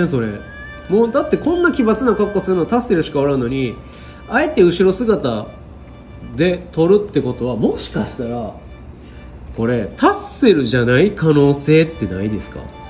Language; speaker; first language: Japanese; native; Japanese